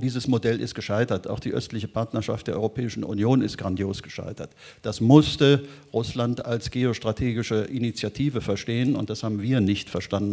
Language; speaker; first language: German; native; German